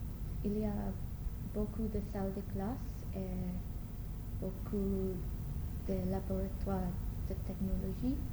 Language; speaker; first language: French; non-native, learner; English